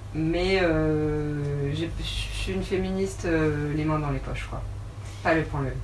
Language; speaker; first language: French; native; French